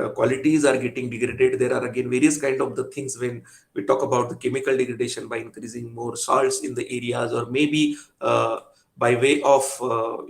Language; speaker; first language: English; non-native, local second language; Marathi